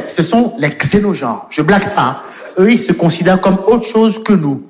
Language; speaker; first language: French; native; French